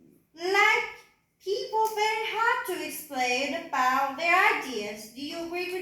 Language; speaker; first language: English; non-native, learner; Vietnamese